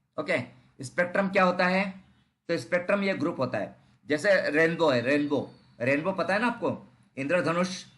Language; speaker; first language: Hindi; non-native, local second language; Marathi